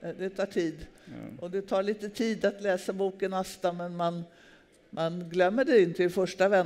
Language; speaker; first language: Swedish; native; Swedish